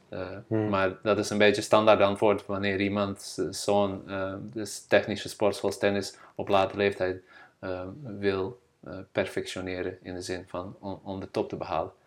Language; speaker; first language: Dutch; non-native, fluent; Bosnian